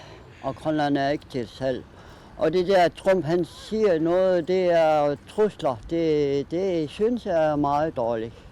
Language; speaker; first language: Danish; non-native, local second language; Kalaallisut